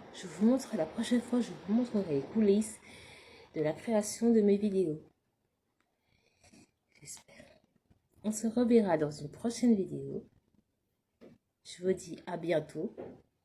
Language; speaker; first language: French; native; French